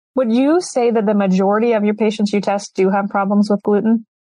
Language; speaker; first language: English; native; English